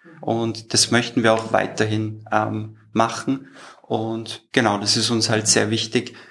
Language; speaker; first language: German; early bilingual, other home language; Turkish